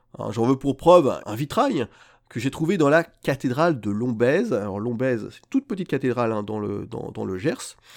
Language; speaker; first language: French; native; French